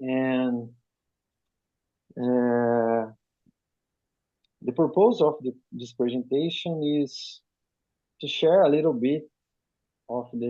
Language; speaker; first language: English; non-native, learner; Portuguese